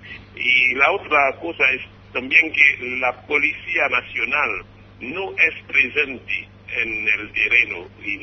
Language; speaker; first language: Spanish; non-native, fluent; Haitian Creole